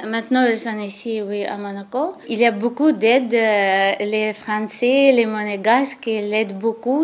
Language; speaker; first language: French; non-native, learner; Ukrainian